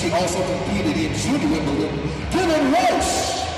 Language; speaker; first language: English; native; English